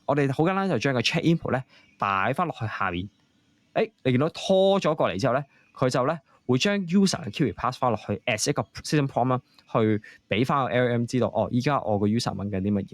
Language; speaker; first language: Cantonese; native; Cantonese